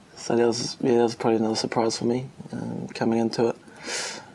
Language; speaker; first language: English; native; English